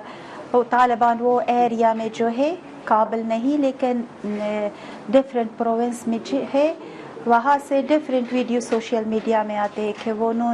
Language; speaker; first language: Hindi; non-native, learner; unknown